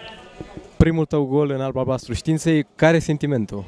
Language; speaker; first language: Romanian; native; Romanian